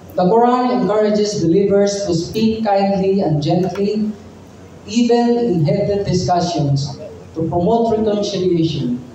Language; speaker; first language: English; non-native, local second language; Filipino